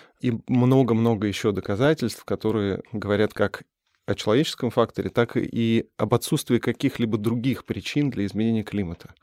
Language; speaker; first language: Russian; native; Russian